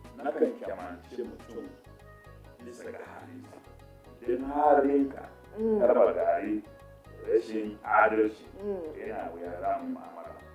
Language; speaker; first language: Hausa; non-native, local second language; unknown